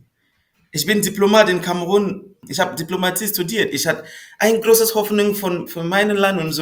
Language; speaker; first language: German; non-native, fluent; Northern Sotho